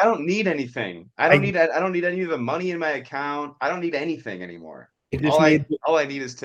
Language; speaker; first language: English; native; English